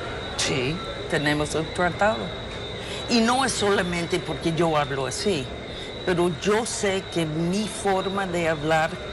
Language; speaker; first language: Spanish; non-native, fluent; English